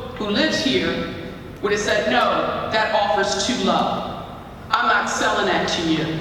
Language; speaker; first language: English; native; English